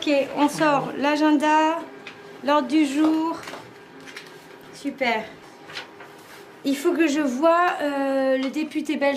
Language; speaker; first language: French; native; French